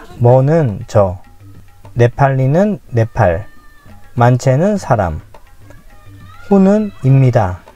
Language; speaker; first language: Korean; native; Korean